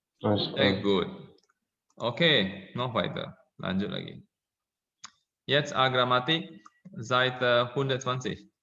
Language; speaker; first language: German; non-native, fluent; Indonesian